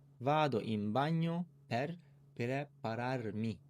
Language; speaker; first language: Italian; non-native, learner; Turkish